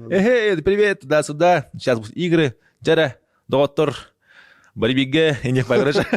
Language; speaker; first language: Russian; native; Russian